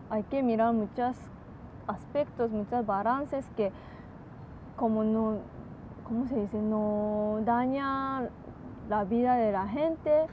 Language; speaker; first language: Spanish; non-native, learner; Japanese